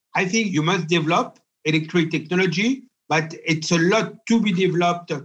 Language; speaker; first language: English; non-native, fluent; French